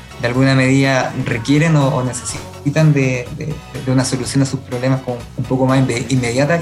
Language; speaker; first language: Spanish; native; Spanish